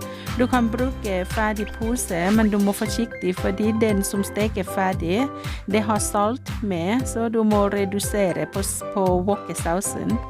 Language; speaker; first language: Norwegian; non-native, learner; Thai